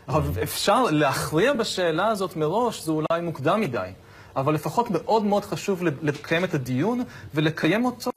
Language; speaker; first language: Hebrew; native; Hebrew